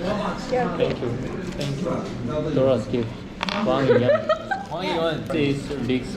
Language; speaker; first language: English; non-native, learner; Korean